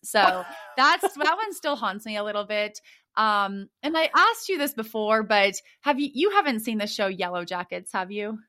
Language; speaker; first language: English; native; English